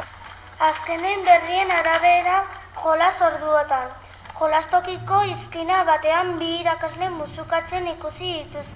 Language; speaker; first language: Basque; non-native, local second language; Spanish